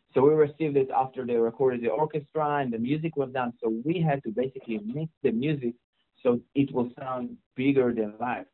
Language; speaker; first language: English; non-native, fluent; Hebrew